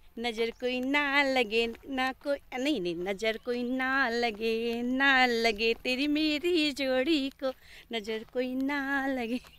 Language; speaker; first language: Hindi; native; Hindi